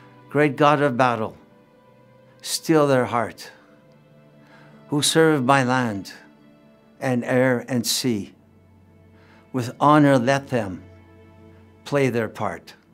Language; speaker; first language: English; native; English